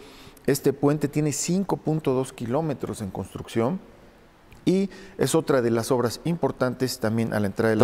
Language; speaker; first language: Spanish; native; Spanish